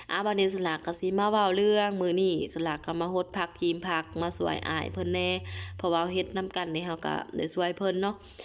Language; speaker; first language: Lao; non-native, local second language; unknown